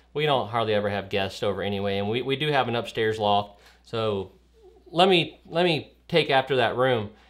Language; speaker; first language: English; native; English